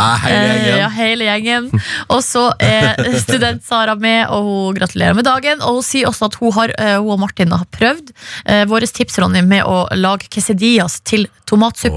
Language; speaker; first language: Norwegian; native; Norwegian